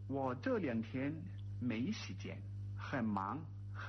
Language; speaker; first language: Chinese; non-native, learner; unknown